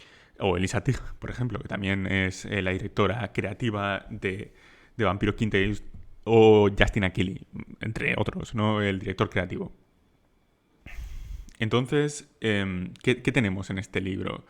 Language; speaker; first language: Spanish; native; Spanish